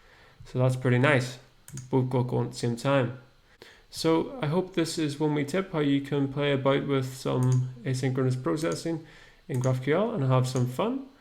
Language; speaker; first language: English; native; English